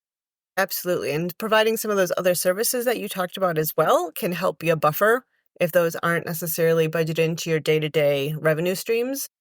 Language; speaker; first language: English; native; English